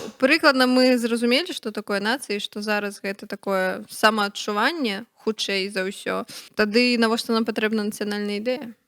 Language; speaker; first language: Belarusian; non-native, local second language; Russian